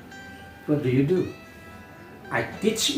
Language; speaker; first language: English; non-native, fluent; Indonesian